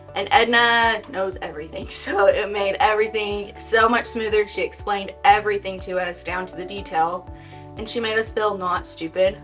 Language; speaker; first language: English; native; English